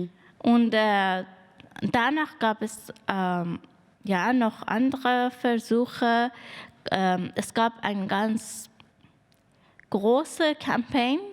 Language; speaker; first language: German; non-native, fluent; Persian